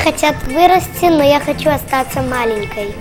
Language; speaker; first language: Russian; early bilingual, heritage; Russian